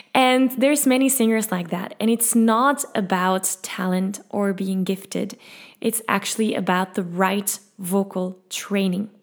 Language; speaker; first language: English; non-native, fluent; Dutch